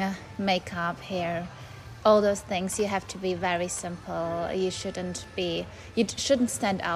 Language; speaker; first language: English; non-native, fluent; German